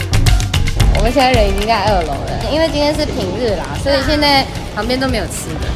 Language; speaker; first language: Chinese; native; Chinese